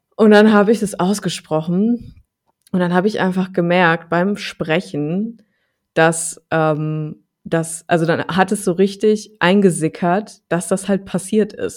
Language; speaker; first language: German; native; German